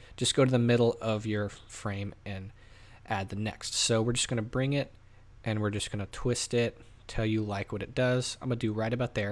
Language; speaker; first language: English; native; English